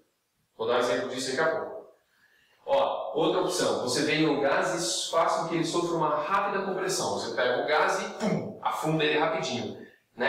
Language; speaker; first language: Portuguese; native; Portuguese